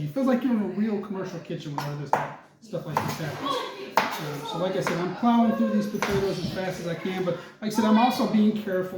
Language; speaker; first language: English; native; English